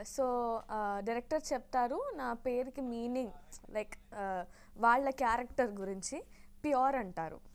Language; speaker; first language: Telugu; non-native, learner; Tamil